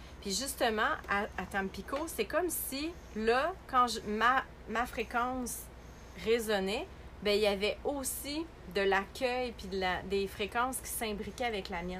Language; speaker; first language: French; native; French